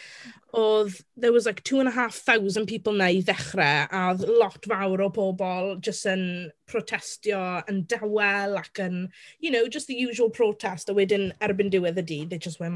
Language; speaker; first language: Welsh; non-native, local second language; English